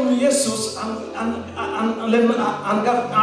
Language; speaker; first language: Swedish; non-native, learner; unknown